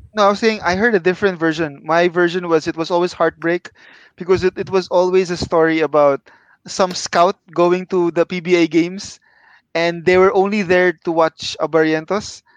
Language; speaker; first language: English; non-native, local second language; Filipino